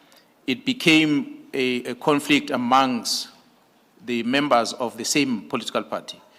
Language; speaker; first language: English; non-native, local second language; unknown